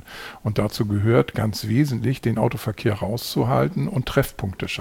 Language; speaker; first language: German; native; German